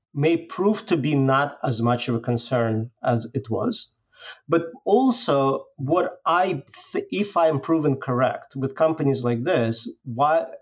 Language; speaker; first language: English; non-native, fluent; Russian